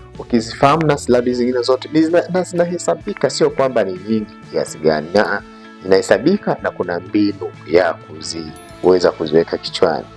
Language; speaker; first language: Swahili; native; Swahili